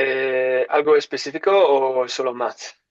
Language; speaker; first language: Spanish; non-native, learner; English